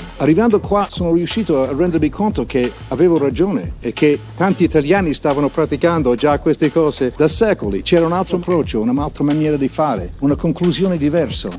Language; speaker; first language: Italian; non-native, fluent; English